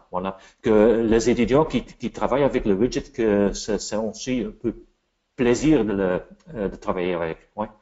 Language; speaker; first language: French; non-native, fluent; Dutch